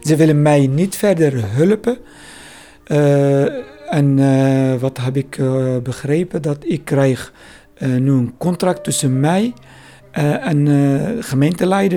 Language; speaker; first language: Dutch; non-native, learner; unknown